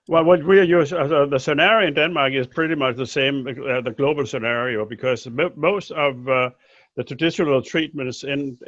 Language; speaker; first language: English; non-native, fluent; Danish